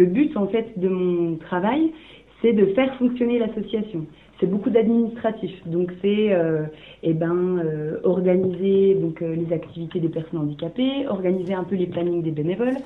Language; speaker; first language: French; native; French